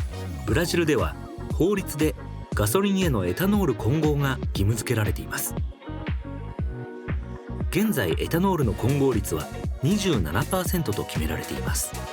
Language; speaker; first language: Japanese; native; Japanese